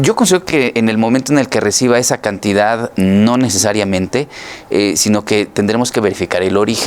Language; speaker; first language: Spanish; native; Spanish